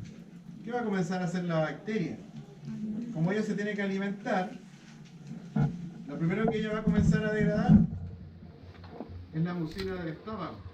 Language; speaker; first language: Spanish; native; Spanish